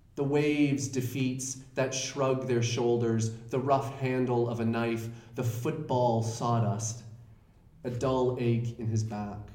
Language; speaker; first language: English; native; English